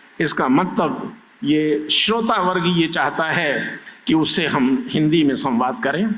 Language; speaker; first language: Hindi; native; Hindi